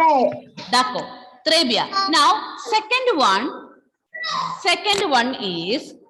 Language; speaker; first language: French; non-native, fluent; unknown